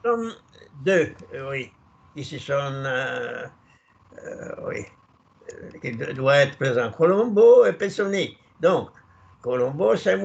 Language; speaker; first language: French; non-native, learner; Italian